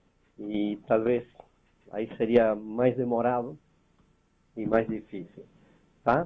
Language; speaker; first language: Portuguese; non-native, fluent; Spanish